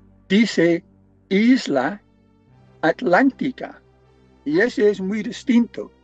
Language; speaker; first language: Spanish; non-native, fluent; English